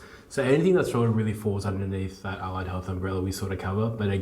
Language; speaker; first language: English; native; English